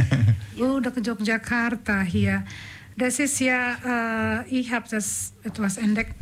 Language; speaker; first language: German; non-native, learner; Indonesian